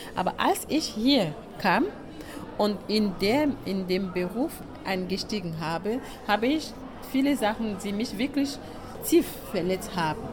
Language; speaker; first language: German; non-native, fluent; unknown